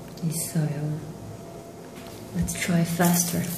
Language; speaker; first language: English; non-native, fluent; Korean